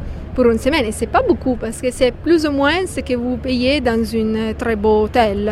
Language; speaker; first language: French; non-native, fluent; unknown